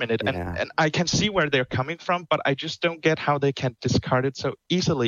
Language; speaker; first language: English; non-native, fluent; Danish